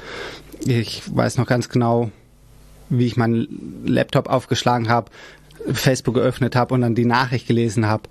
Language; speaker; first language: German; early bilingual, other home language; Persian